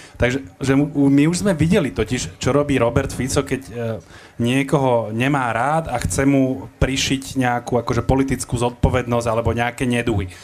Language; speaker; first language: Slovak; native; Slovak